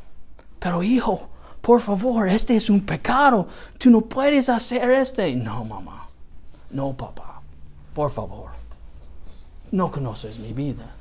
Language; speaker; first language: Spanish; non-native, learner; English